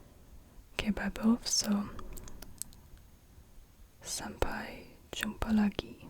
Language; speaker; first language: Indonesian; non-native, learner; German